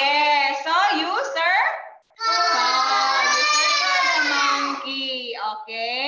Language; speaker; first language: English; non-native, learner; Indonesian